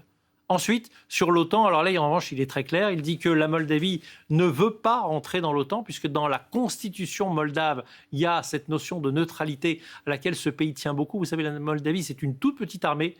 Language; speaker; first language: French; native; French